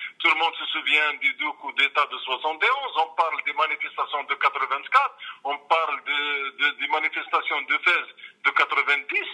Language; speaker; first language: French; non-native, local second language; Arabic